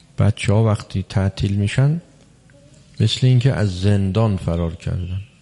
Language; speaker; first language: Persian; early bilingual, heritage; Persian